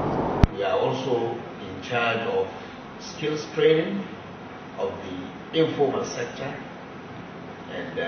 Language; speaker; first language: English; non-native, local second language; Hausa